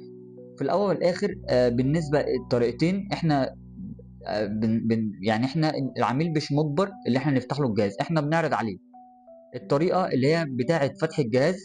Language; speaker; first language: Arabic; native; Arabic